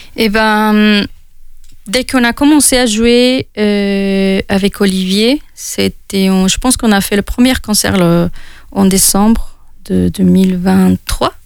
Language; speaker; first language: French; non-native, fluent; Spanish